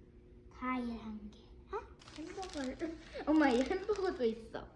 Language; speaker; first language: Korean; early bilingual, other home language; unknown